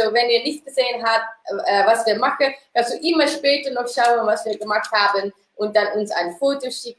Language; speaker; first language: German; non-native, learner; Dutch